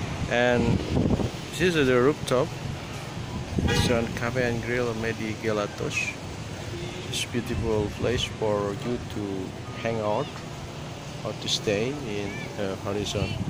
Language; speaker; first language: English; non-native, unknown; Indonesian